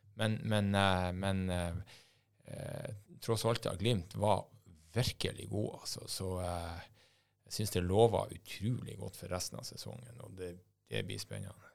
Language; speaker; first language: Norwegian; native; Norwegian